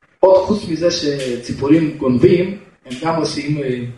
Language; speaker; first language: Hebrew; non-native, fluent; Russian